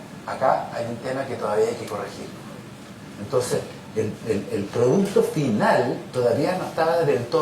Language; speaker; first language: Spanish; native; Spanish